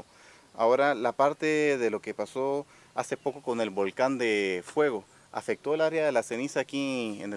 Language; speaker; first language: Spanish; native; Spanish